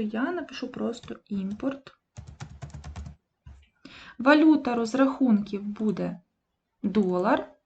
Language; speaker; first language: Ukrainian; native; Ukrainian